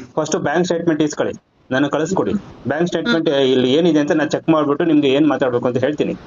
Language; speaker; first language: Kannada; native; Kannada